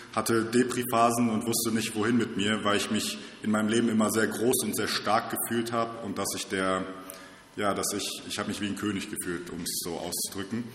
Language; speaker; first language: German; early bilingual, other home language; Russian